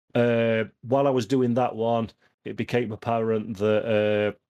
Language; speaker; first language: English; native; English